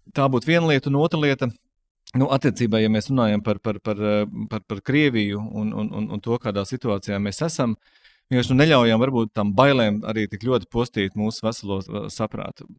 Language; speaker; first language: Latvian; native; Latvian